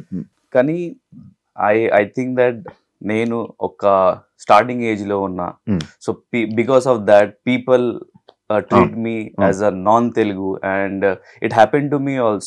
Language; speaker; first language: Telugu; non-native, local second language; Hindi